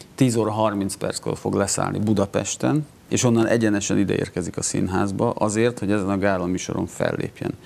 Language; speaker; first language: Hungarian; native; Hungarian